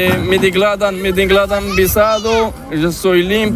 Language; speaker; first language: Spanish; non-native, learner; Arabic